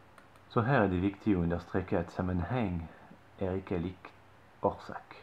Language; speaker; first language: Norwegian; non-native, fluent; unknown